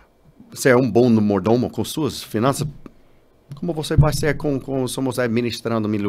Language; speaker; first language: Portuguese; non-native, learner; English